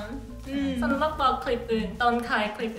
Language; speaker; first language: Thai; non-native, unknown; Korean